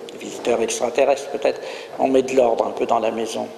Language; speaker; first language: French; native; French